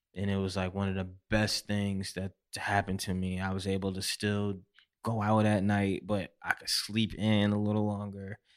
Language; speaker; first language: English; native; English